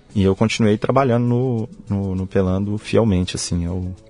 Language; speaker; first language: Portuguese; native; Portuguese